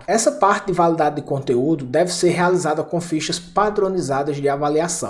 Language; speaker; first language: Portuguese; native; Portuguese